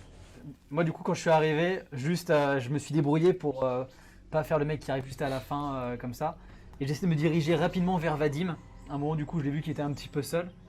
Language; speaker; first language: French; native; French